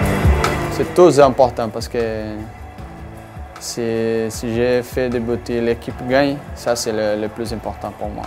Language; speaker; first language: French; non-native, learner; Portuguese